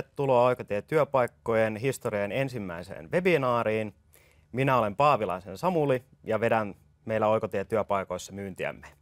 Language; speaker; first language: Finnish; native; Finnish